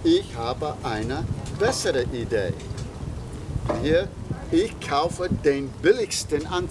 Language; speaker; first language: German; non-native, fluent; English